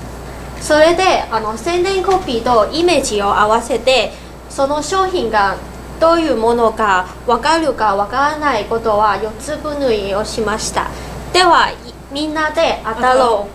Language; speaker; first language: Japanese; non-native, learner; Cantonese